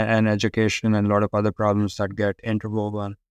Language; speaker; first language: English; non-native, local second language; Hindi